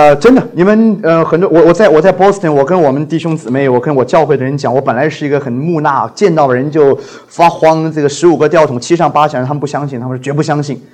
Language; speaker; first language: Chinese; non-native, local second language; Cantonese